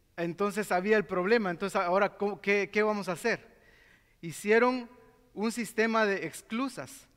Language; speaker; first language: Spanish; native; Spanish